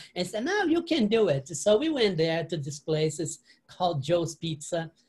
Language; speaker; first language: English; non-native, learner; Portuguese